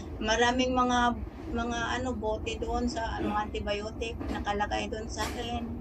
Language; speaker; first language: Filipino; non-native, local second language; Cebuano